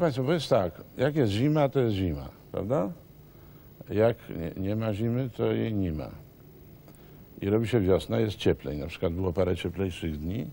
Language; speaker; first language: Polish; native; Polish